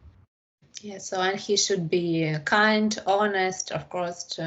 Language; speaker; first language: English; non-native, learner; Ukrainian